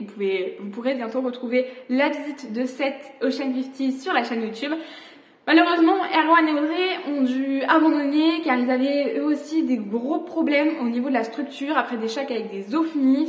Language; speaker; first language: French; native; French